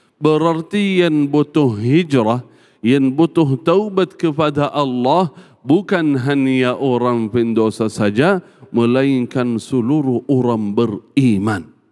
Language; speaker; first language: Malay; non-native, fluent; Arabic